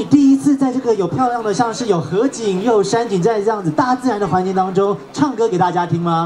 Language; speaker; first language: Chinese; native; Chinese